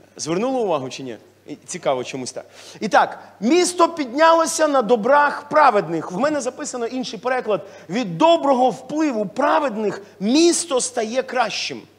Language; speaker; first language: Ukrainian; non-native, local second language; Russian